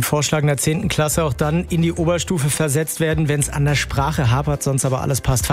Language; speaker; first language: German; native; German